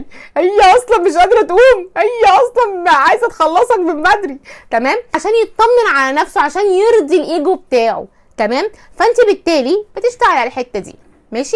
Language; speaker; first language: Arabic; native; Arabic